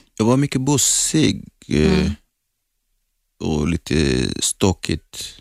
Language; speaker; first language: Swedish; non-native, learner; Arabic